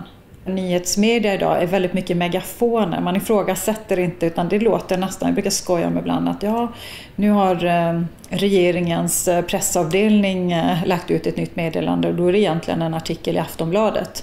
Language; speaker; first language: Swedish; native; Swedish